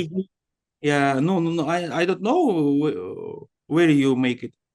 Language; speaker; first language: English; non-native, learner; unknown